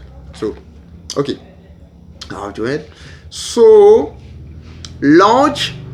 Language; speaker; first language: English; non-native, learner; Haitian Creole